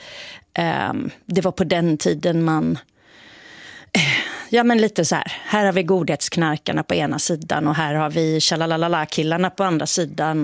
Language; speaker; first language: Swedish; native; Swedish